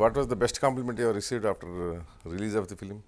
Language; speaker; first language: Telugu; native; Telugu